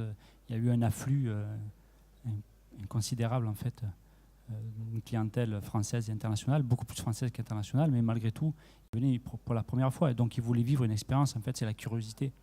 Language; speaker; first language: French; native; French